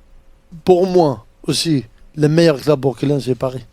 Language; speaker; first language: French; non-native, fluent; Arabic